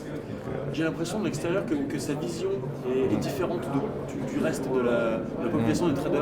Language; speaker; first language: French; native; French